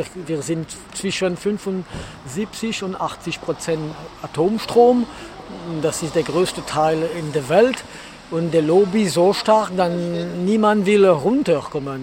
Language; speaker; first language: German; non-native, learner; French